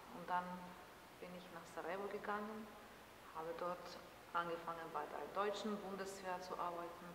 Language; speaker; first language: German; non-native, fluent; Bosnian